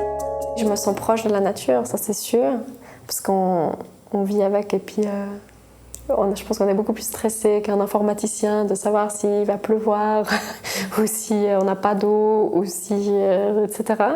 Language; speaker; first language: French; native; French